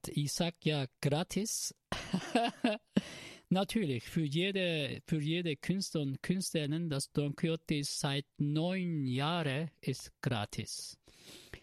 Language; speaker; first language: German; non-native, learner; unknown